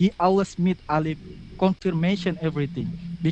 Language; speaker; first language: English; non-native, learner; Indonesian